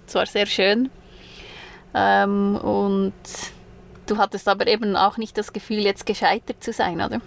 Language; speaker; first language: German; native; German